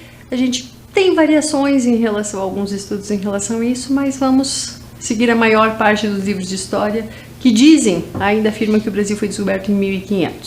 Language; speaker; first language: Portuguese; native; Portuguese